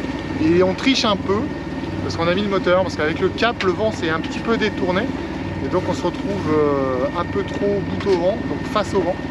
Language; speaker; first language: French; native; French